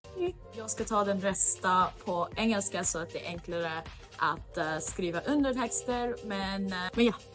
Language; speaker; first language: Swedish; non-native, fluent; English